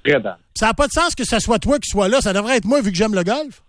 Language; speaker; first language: French; native; French